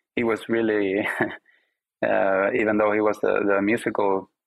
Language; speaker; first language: English; non-native, fluent; Swedish